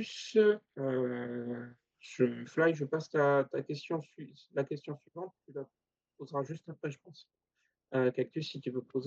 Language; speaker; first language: French; native; French